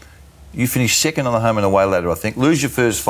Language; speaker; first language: English; native; English